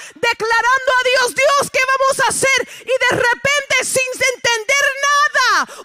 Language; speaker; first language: Spanish; early bilingual, heritage; Spanish